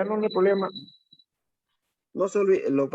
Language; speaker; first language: Spanish; native; Spanish